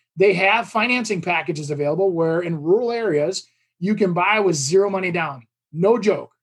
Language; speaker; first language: English; native; English